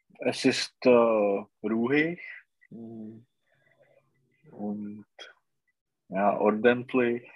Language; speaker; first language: German; non-native, learner; Czech